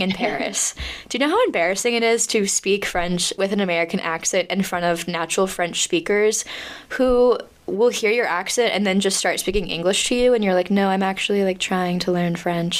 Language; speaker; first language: English; native; English